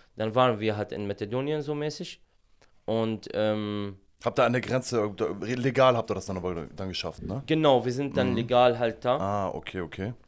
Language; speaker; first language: German; non-native, fluent; Arabic